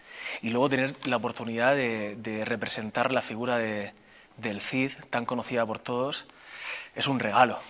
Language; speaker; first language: Spanish; native; Spanish